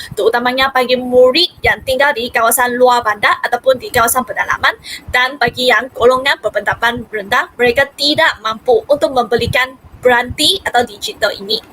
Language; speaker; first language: Malay; non-native, local second language; Hakka Chinese